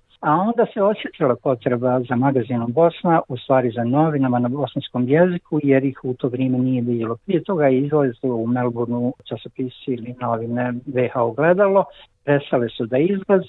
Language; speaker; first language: Croatian; native; Croatian